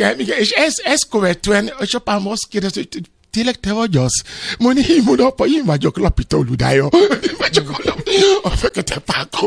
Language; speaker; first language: Hungarian; non-native, learner; Yoruba